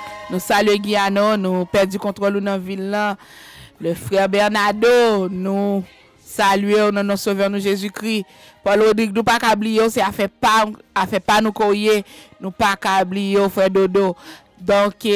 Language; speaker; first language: French; native; French